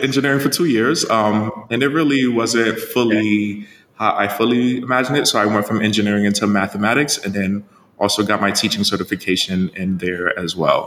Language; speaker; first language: English; early bilingual, other home language; Haitian Creole